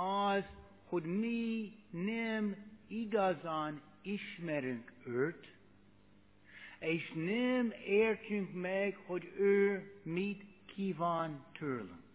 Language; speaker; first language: Hungarian; non-native, fluent; English